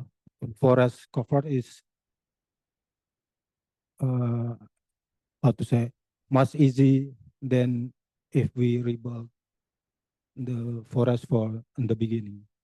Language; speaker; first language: English; non-native, learner; Indonesian